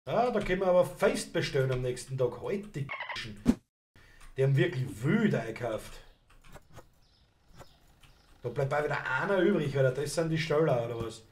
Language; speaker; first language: German; native; German